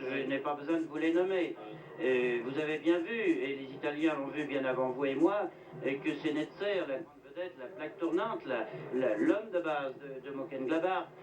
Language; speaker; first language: French; native; French